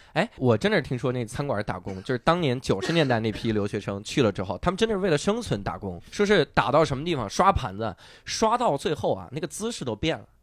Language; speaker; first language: Chinese; native; Chinese